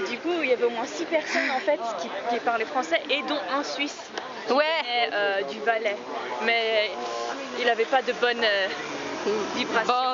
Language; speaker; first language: French; native; French